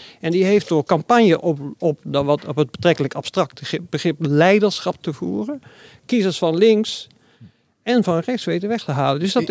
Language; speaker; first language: Dutch; native; Dutch